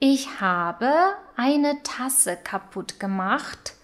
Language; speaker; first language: German; non-native, fluent; Russian